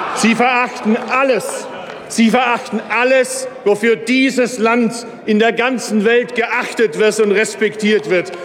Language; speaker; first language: German; native; German